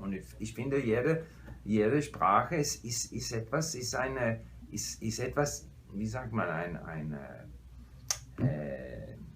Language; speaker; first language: German; non-native, fluent; English